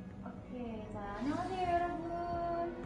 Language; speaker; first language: Korean; non-native, fluent; Indonesian